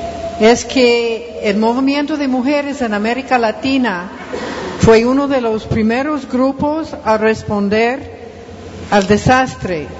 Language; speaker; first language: Spanish; non-native, fluent; English